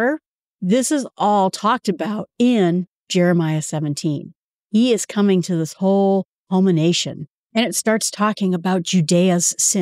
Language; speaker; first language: English; native; English